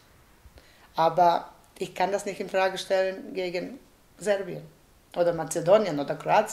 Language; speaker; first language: German; non-native, fluent; Bosnian